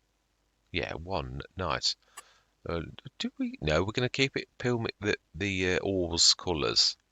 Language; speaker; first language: English; native; English